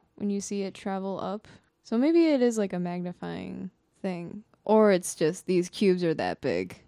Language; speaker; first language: English; non-native, fluent; Japanese